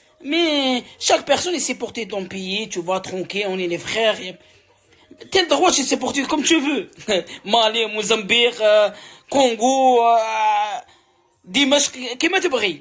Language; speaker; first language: French; non-native, learner; Arabic